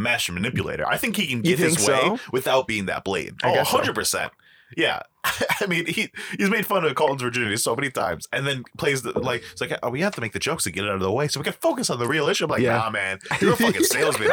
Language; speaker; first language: English; non-native, fluent; Spanish